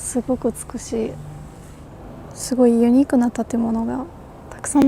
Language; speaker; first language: Japanese; non-native, fluent; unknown